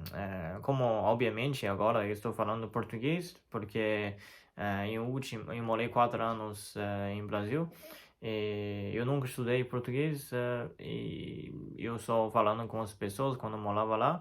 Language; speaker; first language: Portuguese; non-native, fluent; Chinese